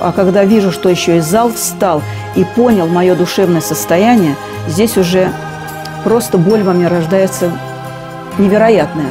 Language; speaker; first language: Russian; native; Russian